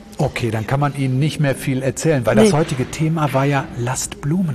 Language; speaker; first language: German; native; German